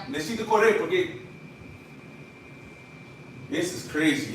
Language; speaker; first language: Spanish; non-native, learner; English